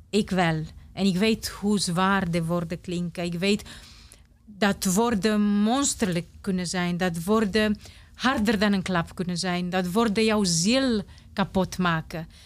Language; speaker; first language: Dutch; non-native, fluent; Romanian